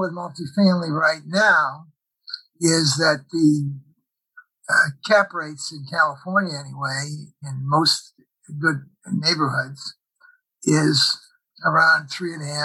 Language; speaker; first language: English; native; English